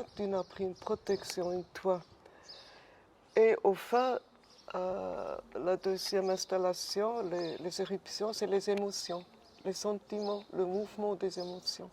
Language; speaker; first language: French; non-native, fluent; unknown